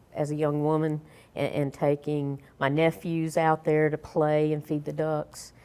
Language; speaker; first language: English; native; English